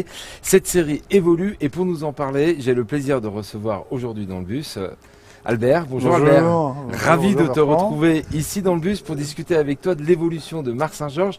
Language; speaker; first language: French; native; French